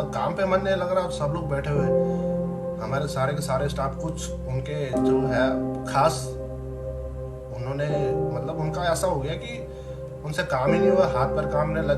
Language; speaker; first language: Hindi; native; Hindi